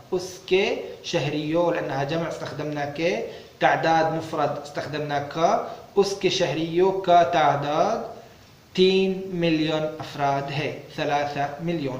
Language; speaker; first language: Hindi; non-native, learner; Arabic